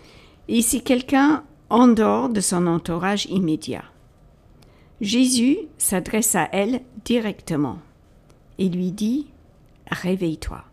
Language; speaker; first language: French; native; French